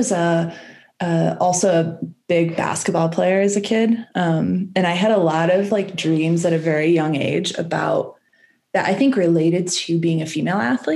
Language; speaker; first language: English; native; English